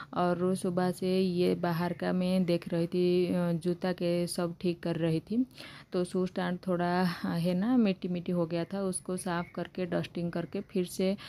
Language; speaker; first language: Hindi; native; Hindi